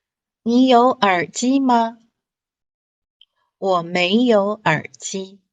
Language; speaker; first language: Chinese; non-native, fluent; English